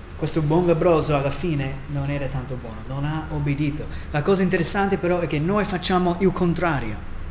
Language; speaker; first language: Italian; non-native, fluent; English